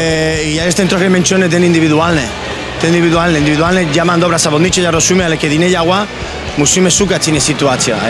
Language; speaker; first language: Polish; non-native, learner; Spanish